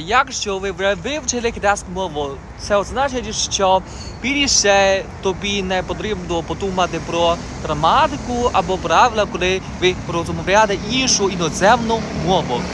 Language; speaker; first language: Ukrainian; non-native, learner; Chinese